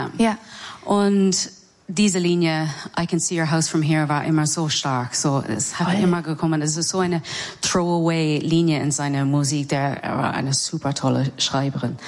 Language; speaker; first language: German; non-native, learner; English